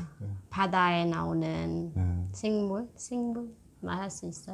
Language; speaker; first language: Korean; non-native, learner; Khmer